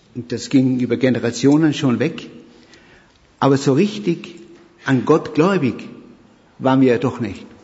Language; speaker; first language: German; native; German